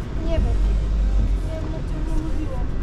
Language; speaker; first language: Polish; early bilingual, heritage; Polish